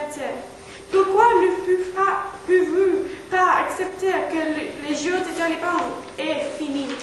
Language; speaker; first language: French; non-native, learner; English